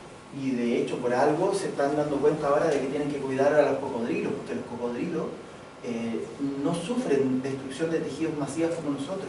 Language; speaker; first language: Spanish; native; Spanish